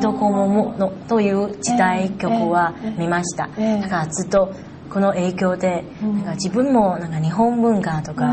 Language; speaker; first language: Japanese; non-native, learner; Chinese